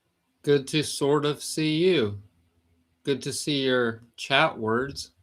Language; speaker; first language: English; native; English